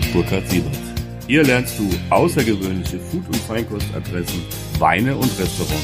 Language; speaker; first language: German; native; German